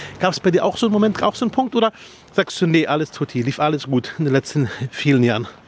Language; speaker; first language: German; early bilingual, other home language; Arabic